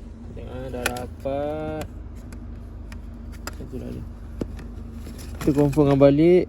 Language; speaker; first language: Malay; native; Malay